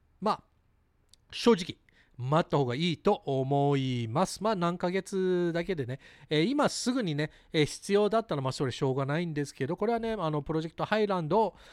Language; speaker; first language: Japanese; early bilingual, heritage; Japanese